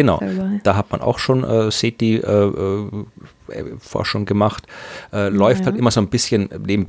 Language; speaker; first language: German; native; German